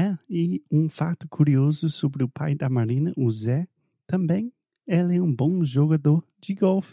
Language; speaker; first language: Portuguese; non-native, fluent; English